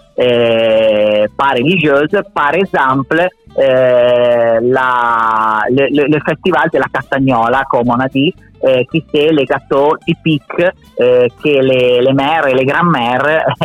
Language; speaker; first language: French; non-native, learner; Italian